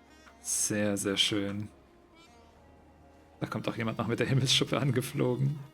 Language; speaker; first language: German; native; German